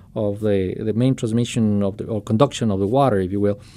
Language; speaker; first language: English; non-native, fluent; Spanish